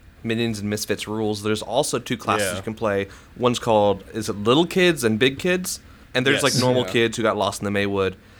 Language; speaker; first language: English; native; English